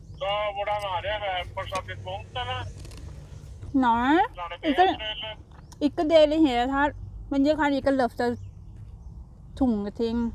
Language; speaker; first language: Norwegian; non-native, learner; Thai